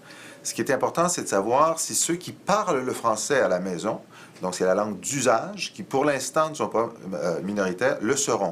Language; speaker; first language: French; native; French